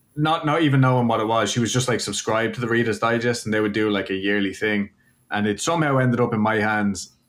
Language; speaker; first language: English; native; English